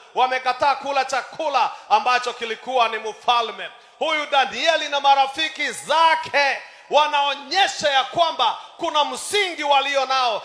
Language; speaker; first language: Swahili; non-native, local second language; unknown